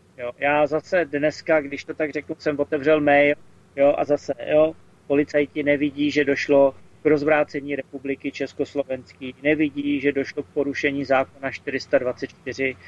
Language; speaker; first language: Czech; native; Czech